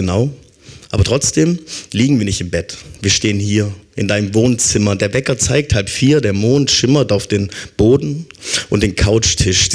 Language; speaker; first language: German; native; German